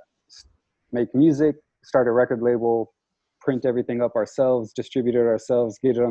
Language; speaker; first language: English; native; English